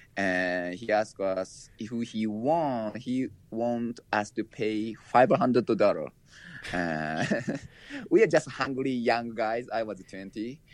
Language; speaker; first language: English; non-native, learner; Japanese